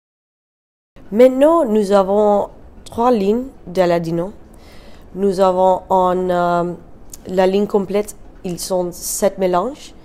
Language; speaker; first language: French; non-native, learner; Spanish